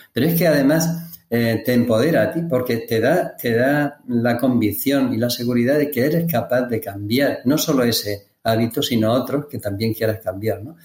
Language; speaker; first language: Spanish; native; Spanish